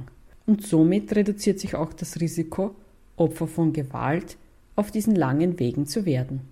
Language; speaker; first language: German; native; German